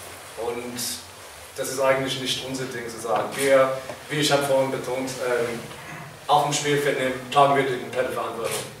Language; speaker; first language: German; non-native, fluent; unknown